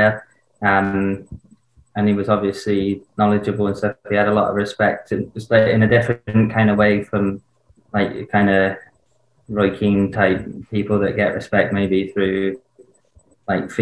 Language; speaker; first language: English; native; English